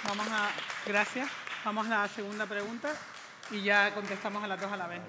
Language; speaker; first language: Spanish; native; Spanish